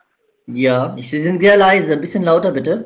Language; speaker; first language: German; native; German